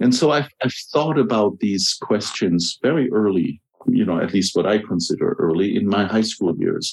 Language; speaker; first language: English; non-native, fluent; German